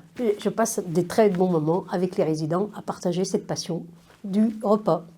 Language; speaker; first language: French; native; French